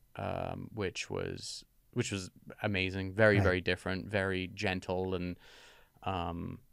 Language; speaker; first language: English; native; English